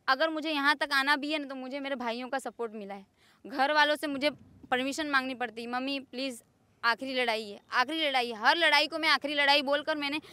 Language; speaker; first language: Hindi; non-native, local second language; Gujarati